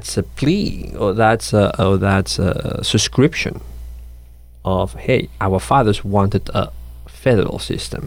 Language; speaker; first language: English; non-native, fluent; Catalan